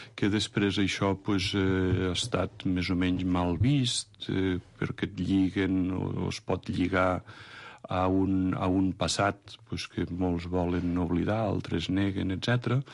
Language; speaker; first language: Catalan; native; Catalan